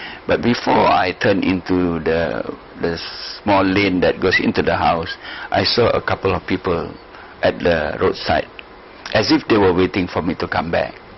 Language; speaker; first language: English; non-native, local second language; Malay